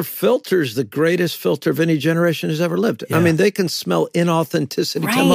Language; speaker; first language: English; native; English